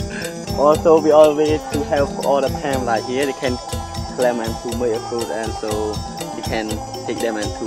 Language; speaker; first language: English; non-native, learner; Khmer